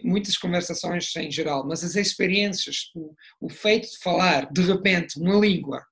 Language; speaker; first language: Portuguese; non-native, fluent; Italian